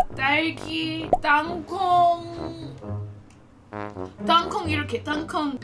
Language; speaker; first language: Korean; non-native, learner; English